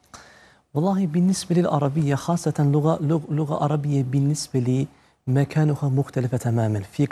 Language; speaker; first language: Arabic; non-native, fluent; Turkish